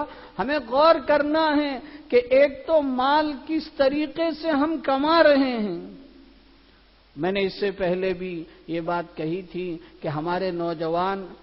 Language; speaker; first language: Urdu; native; Urdu